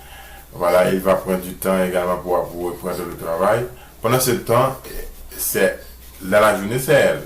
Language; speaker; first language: French; non-native, local second language; Haitian Creole